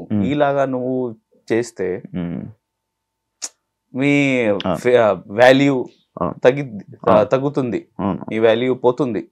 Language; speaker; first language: Telugu; non-native, learner; Hindi